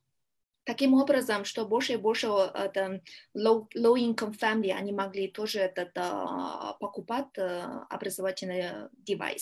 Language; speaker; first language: Russian; non-native, learner; Kyrgyz